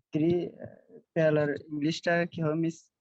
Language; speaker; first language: English; non-native, learner; Bangla